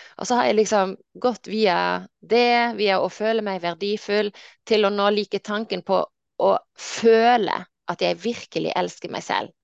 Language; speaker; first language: Norwegian; native; Norwegian